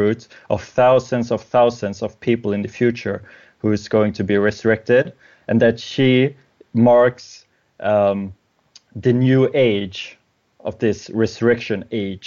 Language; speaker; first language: English; non-native, fluent; Swedish